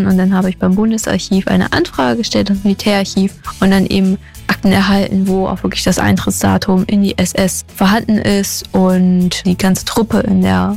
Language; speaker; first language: German; native; German